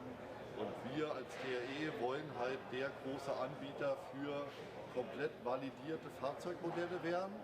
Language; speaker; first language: German; native; German